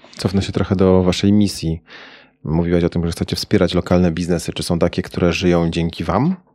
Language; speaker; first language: Polish; native; Polish